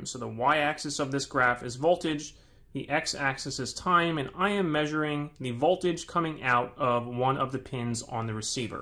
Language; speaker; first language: English; native; English